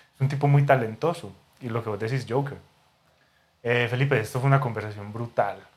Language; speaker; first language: Spanish; native; Spanish